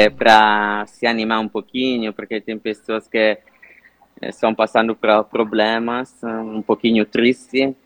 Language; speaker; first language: Portuguese; non-native, fluent; Italian